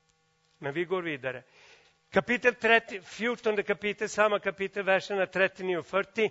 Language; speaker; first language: Swedish; non-native, fluent; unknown